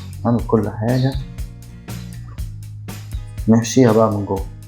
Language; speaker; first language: Arabic; native; Arabic